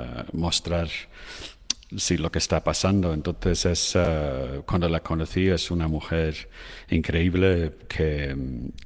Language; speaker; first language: Spanish; non-native, fluent; English